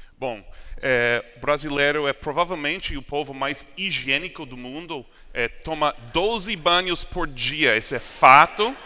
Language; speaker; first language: Portuguese; non-native, fluent; English